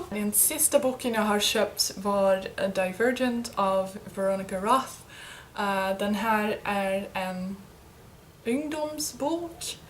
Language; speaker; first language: Swedish; non-native, learner; English